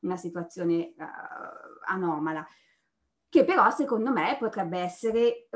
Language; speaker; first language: Italian; native; Italian